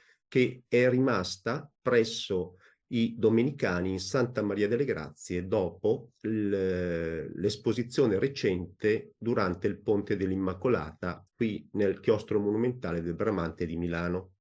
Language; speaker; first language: Italian; native; Italian